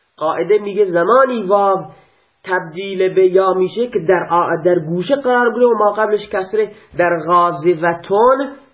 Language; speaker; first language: Persian; native; Persian